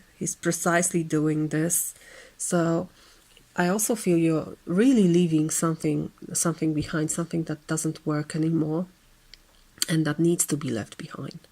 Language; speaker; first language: English; non-native, fluent; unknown